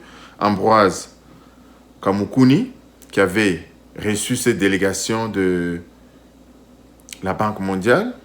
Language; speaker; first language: French; non-native, local second language; Lingala